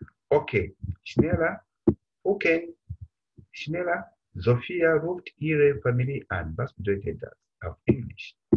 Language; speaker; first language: German; non-native, fluent; Bemba